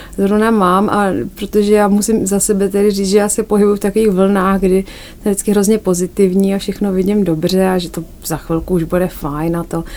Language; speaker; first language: Czech; native; Czech